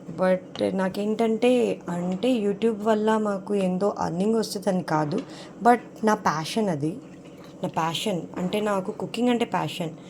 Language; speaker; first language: Telugu; non-native, local second language; Urdu